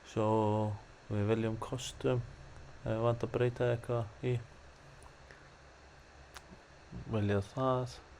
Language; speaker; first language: Icelandic; non-native, learner; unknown